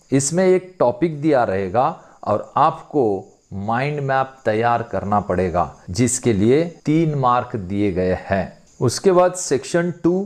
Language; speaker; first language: Hindi; non-native, local second language; Marathi